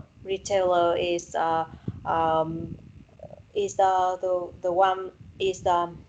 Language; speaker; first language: English; non-native, learner; Vietnamese